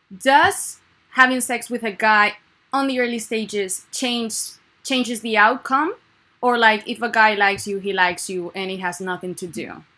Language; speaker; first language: English; non-native, fluent; Spanish